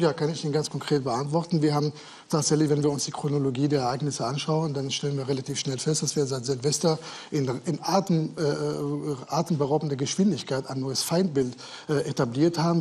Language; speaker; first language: German; native; German